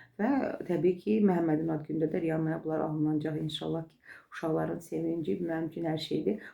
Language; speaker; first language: Azerbaijani; native; Azerbaijani